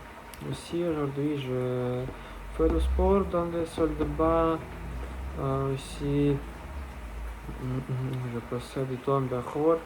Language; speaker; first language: French; non-native, learner; Russian